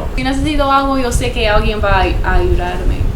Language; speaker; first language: Spanish; non-native, learner; English